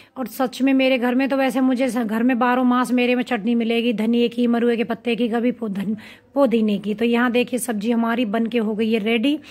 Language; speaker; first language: Hindi; native; Hindi